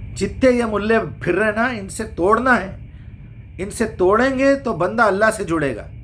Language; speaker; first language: Urdu; native; Urdu